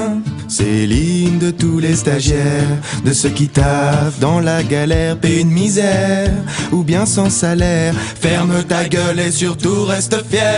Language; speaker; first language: French; native; French